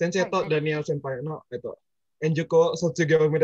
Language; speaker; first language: Japanese; non-native, learner; Indonesian